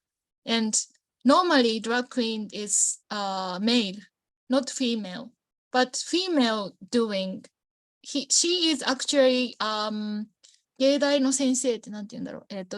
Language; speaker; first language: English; non-native, learner; Japanese